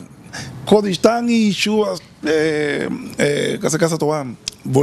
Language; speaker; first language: Bulgarian; non-native, learner; Spanish